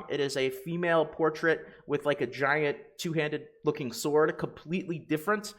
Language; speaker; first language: English; native; English